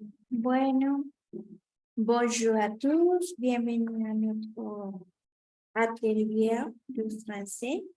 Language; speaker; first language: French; non-native, fluent; Spanish